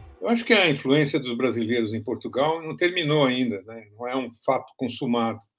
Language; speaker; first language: Portuguese; native; Portuguese